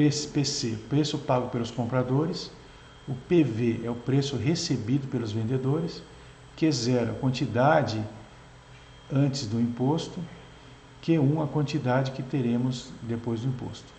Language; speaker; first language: Portuguese; native; Portuguese